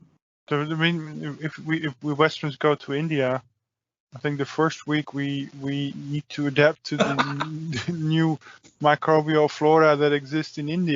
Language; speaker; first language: English; non-native, fluent; Dutch